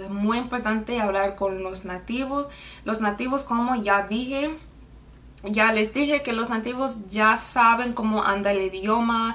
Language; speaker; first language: Spanish; non-native, fluent; English